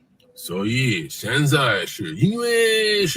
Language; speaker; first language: Chinese; non-native, learner; English